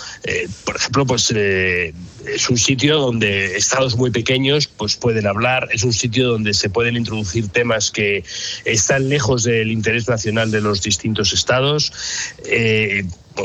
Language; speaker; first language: Spanish; native; Spanish